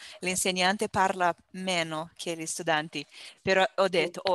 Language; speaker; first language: Italian; non-native, learner; Portuguese